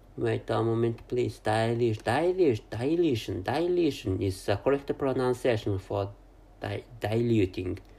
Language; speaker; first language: English; non-native, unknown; Japanese